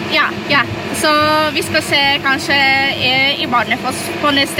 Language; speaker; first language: Norwegian; non-native, learner; Polish